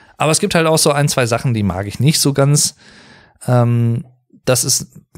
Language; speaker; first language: German; native; German